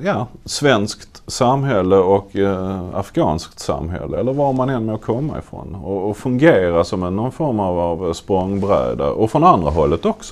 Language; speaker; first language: Swedish; native; Swedish